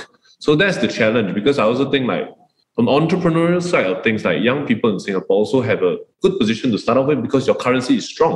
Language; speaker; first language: English; non-native, local second language; Chinese